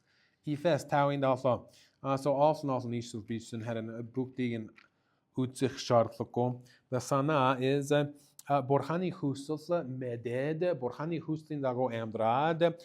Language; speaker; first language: Mongolian; non-native, learner; English